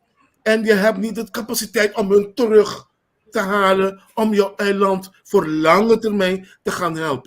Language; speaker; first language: Dutch; non-native, local second language; Papiamento